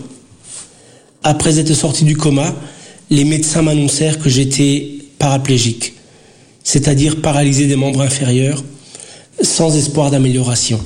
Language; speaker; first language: French; early bilingual, other home language; Portuguese